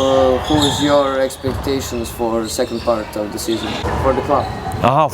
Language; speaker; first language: English; non-native, learner; Serbian